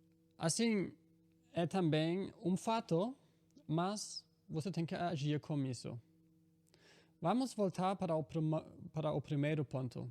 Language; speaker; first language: Portuguese; non-native, fluent; German